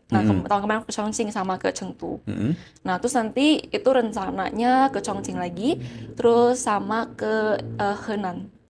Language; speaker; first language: Indonesian; native; Indonesian